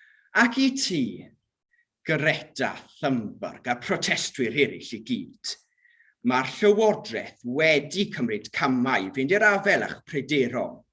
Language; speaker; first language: Welsh; native; Welsh